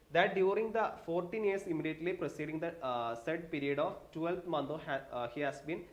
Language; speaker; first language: English; non-native, local second language; Malayalam